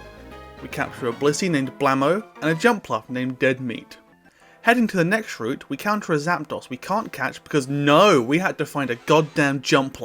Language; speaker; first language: English; native; English